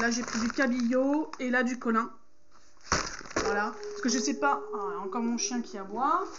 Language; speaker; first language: French; native; French